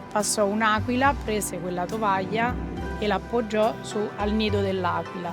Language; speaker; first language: Italian; native; Italian